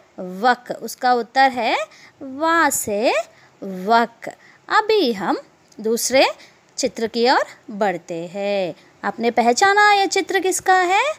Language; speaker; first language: Hindi; non-native, local second language; Telugu